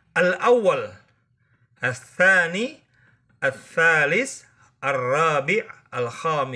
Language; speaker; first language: Arabic; non-native, fluent; Indonesian